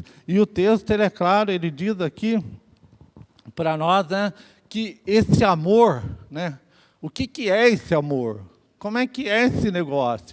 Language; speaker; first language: Portuguese; native; Portuguese